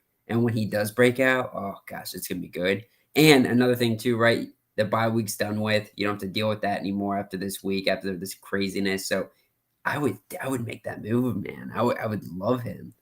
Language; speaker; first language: English; native; English